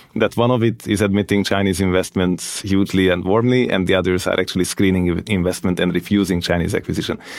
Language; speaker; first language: English; non-native, fluent; Hungarian